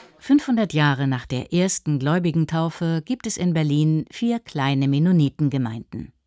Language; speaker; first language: German; native; German